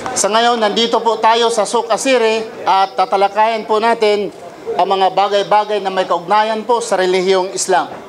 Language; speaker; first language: Filipino; non-native, local second language; Cebuano